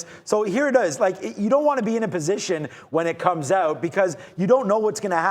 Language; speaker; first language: English; native; English